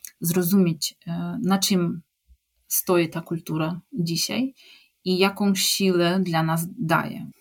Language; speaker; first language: Polish; non-native, fluent; Ukrainian